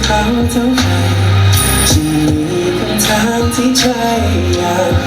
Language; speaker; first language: Thai; native; Thai